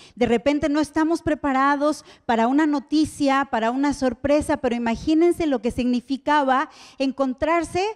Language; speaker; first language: Spanish; native; Spanish